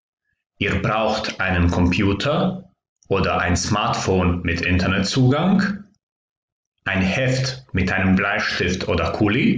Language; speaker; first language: German; non-native, fluent; Croatian